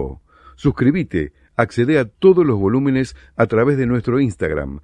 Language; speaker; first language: Spanish; native; Spanish